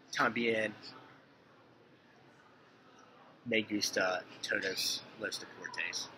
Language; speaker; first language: Spanish; non-native, learner; English